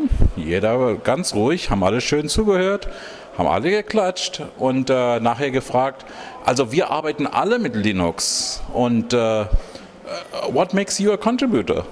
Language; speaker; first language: German; non-native, fluent; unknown